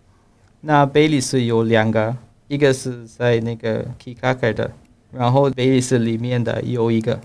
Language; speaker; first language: Chinese; non-native, learner; Spanish